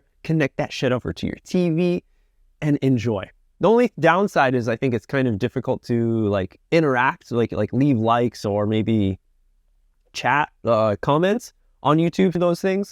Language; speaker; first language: English; native; English